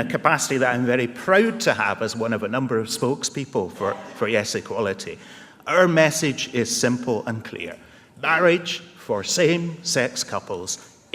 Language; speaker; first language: English; native; English